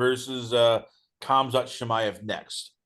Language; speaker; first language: English; native; English